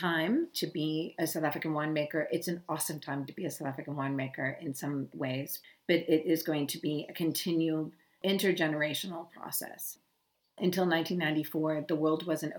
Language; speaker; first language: English; native; English